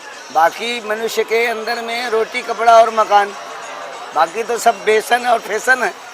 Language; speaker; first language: Hindi; native; Hindi